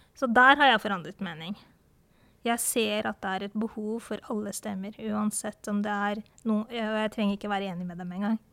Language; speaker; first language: Norwegian; early bilingual, other home language; Urdu